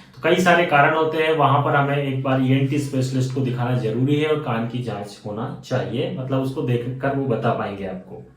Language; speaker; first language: Hindi; native; Hindi